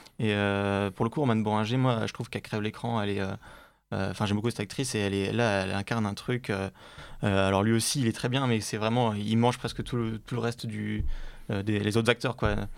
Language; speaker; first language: French; native; French